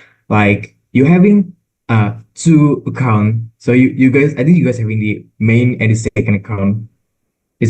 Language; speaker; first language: English; non-native, learner; Indonesian